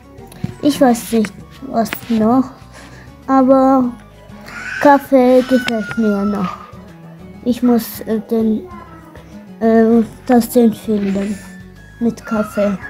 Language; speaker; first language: German; non-native, learner; Arabic